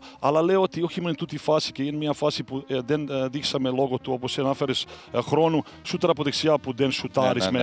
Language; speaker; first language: Greek; non-native, fluent; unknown